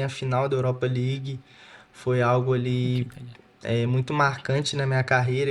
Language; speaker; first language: Portuguese; native; Portuguese